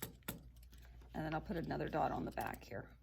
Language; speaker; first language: English; native; English